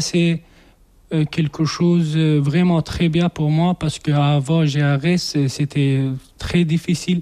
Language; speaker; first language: French; non-native, learner; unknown